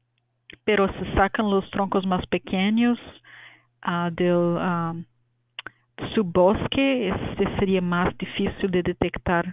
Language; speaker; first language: Spanish; non-native, fluent; Portuguese